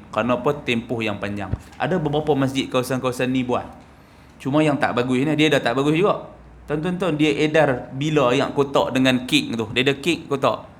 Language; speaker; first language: Malay; native; Malay